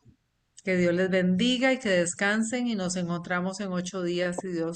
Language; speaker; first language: Spanish; native; Spanish